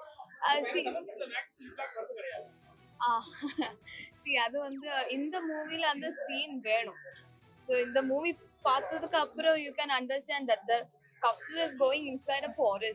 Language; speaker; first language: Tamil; non-native, learner; Malayalam